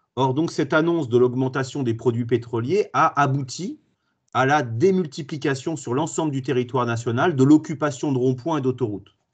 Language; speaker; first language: French; native; French